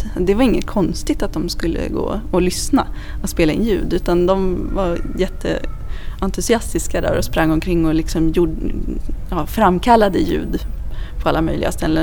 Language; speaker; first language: Swedish; native; Swedish